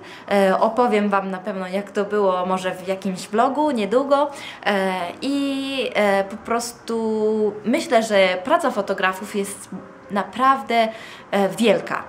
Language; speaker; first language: Polish; non-native, fluent; Italian